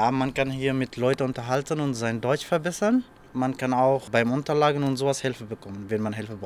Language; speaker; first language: German; non-native, learner; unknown